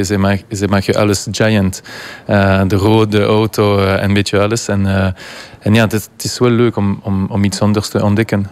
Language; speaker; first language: Dutch; non-native, local second language; French